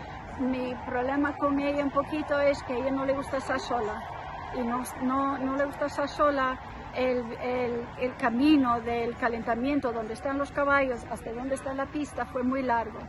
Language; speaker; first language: Spanish; non-native, fluent; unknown